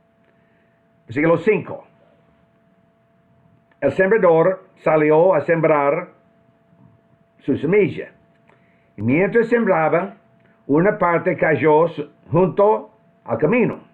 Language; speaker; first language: Spanish; non-native, fluent; English